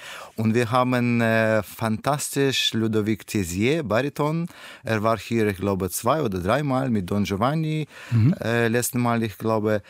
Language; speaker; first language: German; non-native, learner; Russian